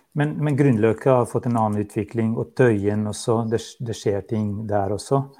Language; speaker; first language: Norwegian; non-native, fluent; Albanian